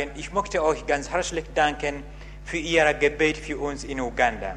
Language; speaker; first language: German; non-native, learner; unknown